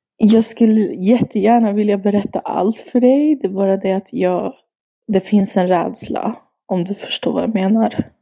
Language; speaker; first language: Swedish; early bilingual, other home language; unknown